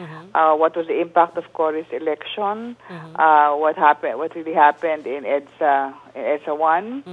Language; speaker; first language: English; non-native, local second language; Filipino